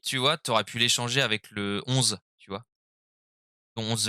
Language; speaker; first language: French; native; French